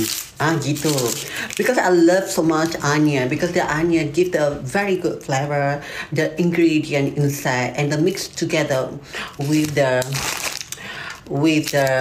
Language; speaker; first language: English; non-native, learner; Malay